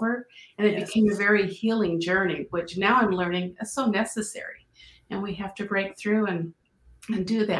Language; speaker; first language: English; native; English